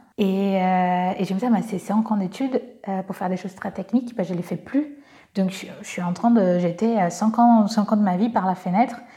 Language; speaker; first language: French; non-native, fluent; Portuguese